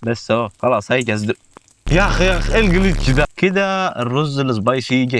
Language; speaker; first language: Arabic; native; Arabic